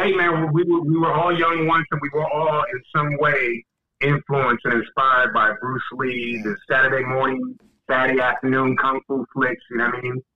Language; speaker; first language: English; native; English